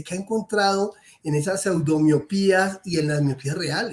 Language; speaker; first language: Spanish; native; Spanish